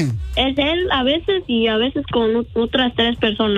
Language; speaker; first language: Spanish; early bilingual, heritage; Spanish